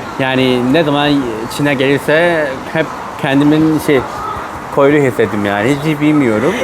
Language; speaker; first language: Turkish; non-native, learner; Chinese